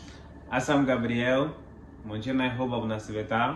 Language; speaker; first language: Bulgarian; non-native, learner; Portuguese